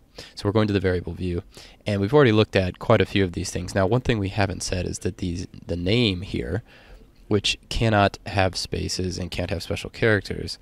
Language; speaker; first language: English; native; English